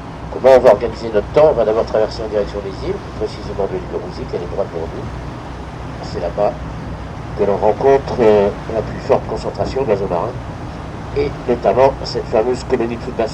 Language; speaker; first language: French; native; French